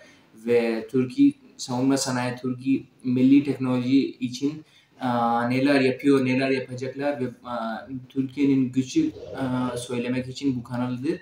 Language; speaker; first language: Turkish; non-native, fluent; Urdu